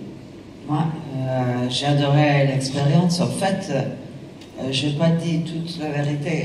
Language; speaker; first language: French; non-native, fluent; Italian